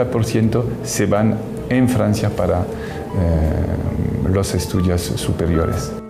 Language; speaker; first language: Spanish; non-native, fluent; French